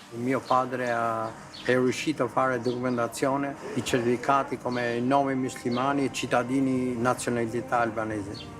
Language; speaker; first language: Italian; non-native, fluent; Albanian